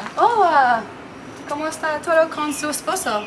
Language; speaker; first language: Spanish; non-native, learner; English